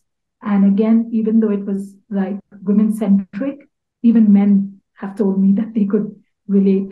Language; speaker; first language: English; non-native, local second language; Kachhi